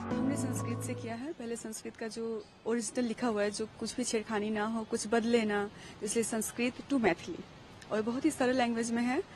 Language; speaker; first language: Hindi; non-native, local second language; Maithili